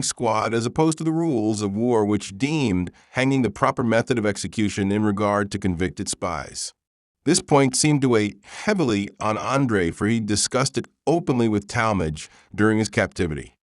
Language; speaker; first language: English; native; English